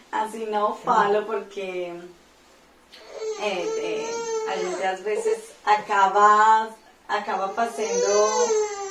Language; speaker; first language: Portuguese; non-native, fluent; Spanish